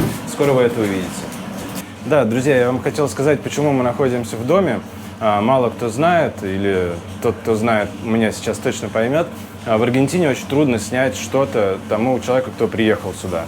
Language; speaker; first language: Russian; native; Russian